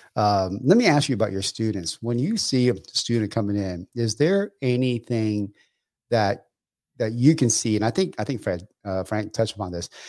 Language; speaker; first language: English; early bilingual, other home language; Vietnamese